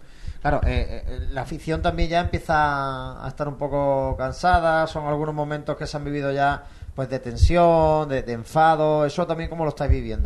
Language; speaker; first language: Spanish; native; Spanish